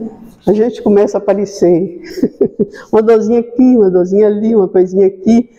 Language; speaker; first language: Portuguese; native; Portuguese